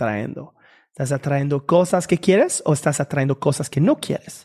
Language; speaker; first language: Spanish; non-native, fluent; French